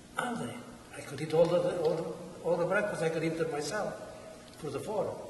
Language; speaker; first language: English; non-native, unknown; Portuguese